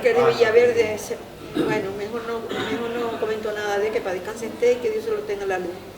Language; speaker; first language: Spanish; native; Spanish